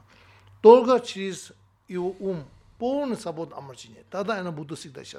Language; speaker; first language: Russian; non-native, learner; Tibetan